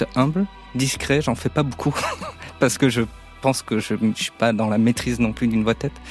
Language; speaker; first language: French; native; French